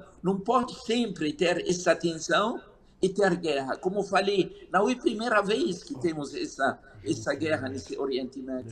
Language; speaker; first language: Portuguese; non-native, fluent; Arabic